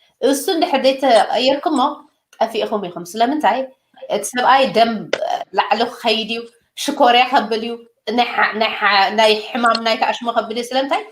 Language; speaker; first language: Tigrinya; native; Tigrinya